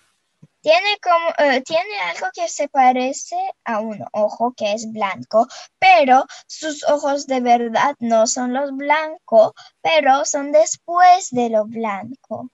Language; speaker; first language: Spanish; non-native, fluent; Russian